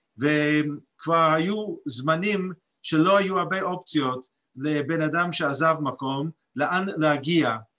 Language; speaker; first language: Hebrew; non-native, fluent; English